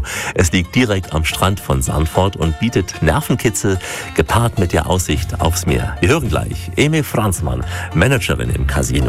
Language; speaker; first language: German; native; German